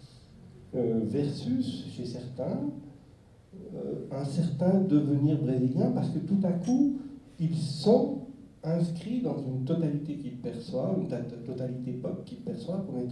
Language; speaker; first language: French; native; French